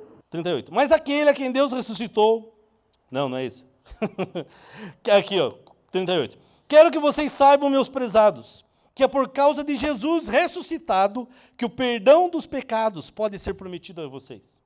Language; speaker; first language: Portuguese; native; Portuguese